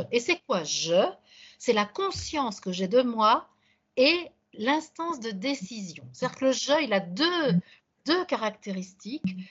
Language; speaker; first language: French; native; French